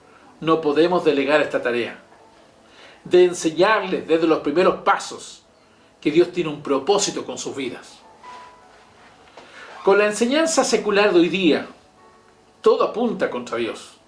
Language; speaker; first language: Spanish; native; Spanish